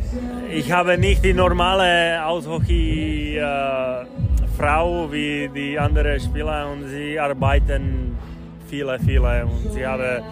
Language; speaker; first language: German; non-native, learner; Czech